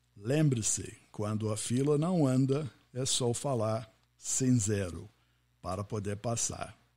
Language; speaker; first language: Portuguese; non-native, fluent; English